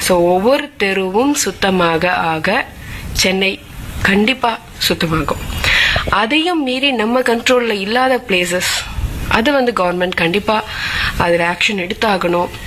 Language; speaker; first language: Tamil; non-native, local second language; Malayalam